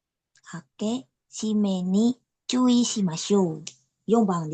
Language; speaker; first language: Japanese; non-native, learner; Indonesian